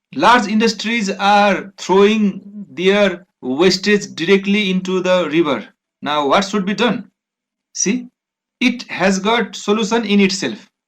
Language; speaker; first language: English; non-native, local second language; Nepali